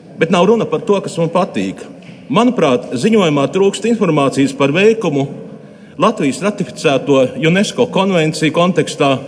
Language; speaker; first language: Latvian; native; Latvian